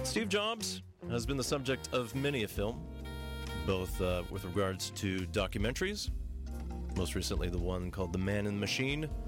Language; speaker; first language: English; native; English